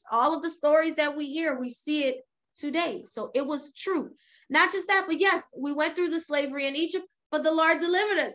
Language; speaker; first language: English; native; English